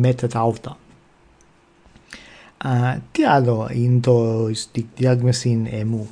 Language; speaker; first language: Greek; non-native, fluent; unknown